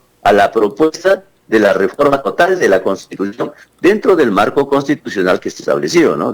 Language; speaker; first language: Spanish; native; Spanish